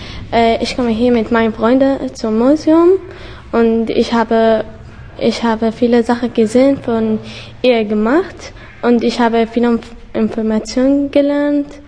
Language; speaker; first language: German; non-native, learner; Arabic